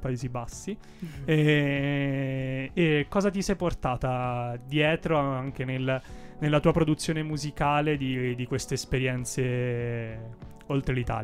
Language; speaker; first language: Italian; native; Italian